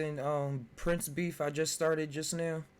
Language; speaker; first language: English; native; English